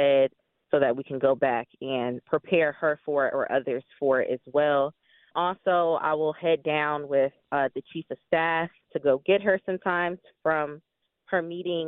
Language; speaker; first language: English; native; English